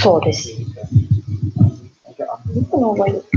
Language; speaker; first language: Japanese; non-native, fluent; Chinese